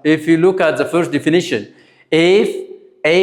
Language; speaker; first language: English; non-native, local second language; Amharic